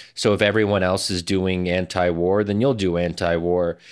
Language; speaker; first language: English; early bilingual, other home language; Arabic